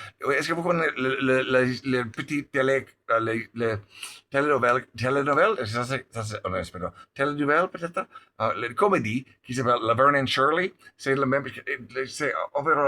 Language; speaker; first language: French; non-native, learner; English